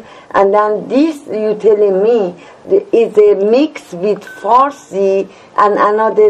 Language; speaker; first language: English; non-native, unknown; Persian